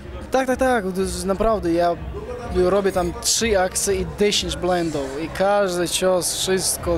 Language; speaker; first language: Polish; non-native, fluent; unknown